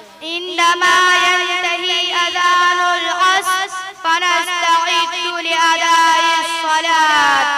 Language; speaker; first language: Arabic; non-native, learner; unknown